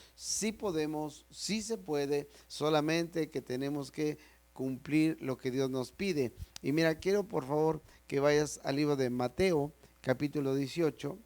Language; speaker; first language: Spanish; native; Spanish